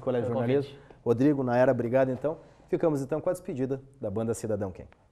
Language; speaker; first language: Portuguese; native; Portuguese